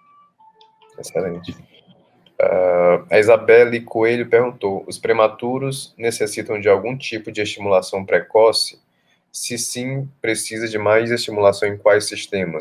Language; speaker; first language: Portuguese; native; Portuguese